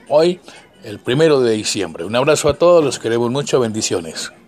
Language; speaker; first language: Spanish; native; Spanish